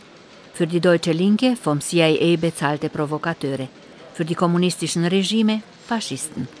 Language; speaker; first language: German; native; German